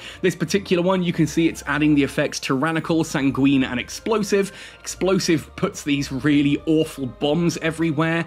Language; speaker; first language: English; native; English